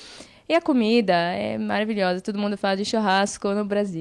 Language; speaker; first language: Portuguese; non-native, fluent; Arabic